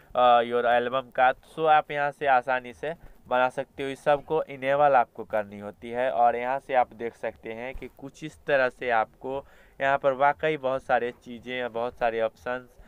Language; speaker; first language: Hindi; native; Hindi